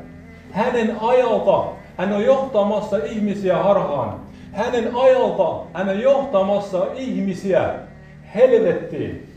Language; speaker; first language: Finnish; non-native, fluent; Arabic